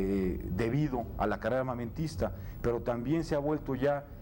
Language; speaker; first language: Spanish; native; Spanish